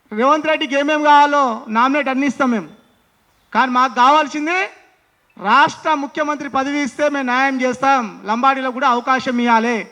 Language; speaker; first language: Telugu; non-native, local second language; Lambadi